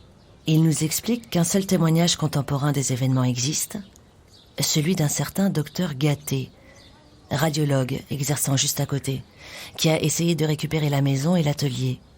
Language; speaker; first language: French; native; French